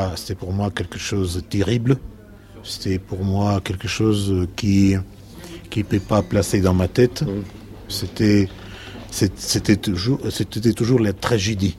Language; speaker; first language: French; non-native, fluent; Russian